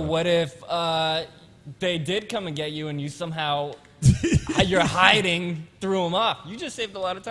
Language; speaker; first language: English; early bilingual, other home language; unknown